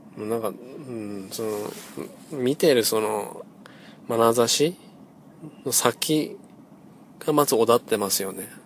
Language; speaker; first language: Japanese; native; Japanese